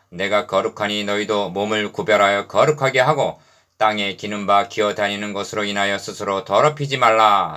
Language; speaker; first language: Korean; native; Korean